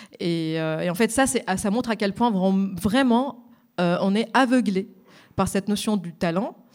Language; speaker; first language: French; non-native, local second language; Arabic